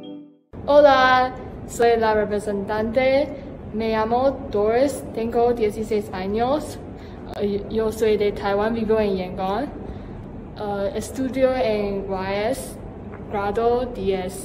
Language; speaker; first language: Spanish; non-native, learner; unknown